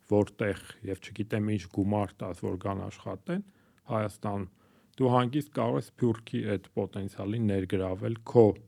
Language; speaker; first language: Armenian; native; Armenian